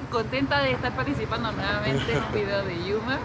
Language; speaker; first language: Spanish; native; Spanish